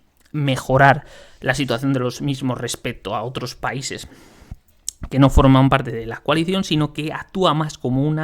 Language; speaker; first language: Spanish; native; Spanish